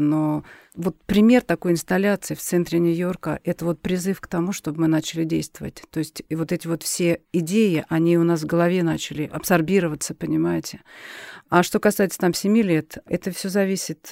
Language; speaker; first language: Russian; native; Russian